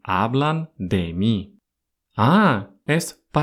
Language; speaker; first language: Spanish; non-native, fluent; Russian